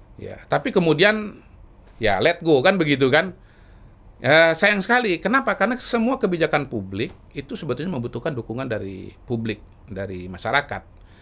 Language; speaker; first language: Indonesian; native; Indonesian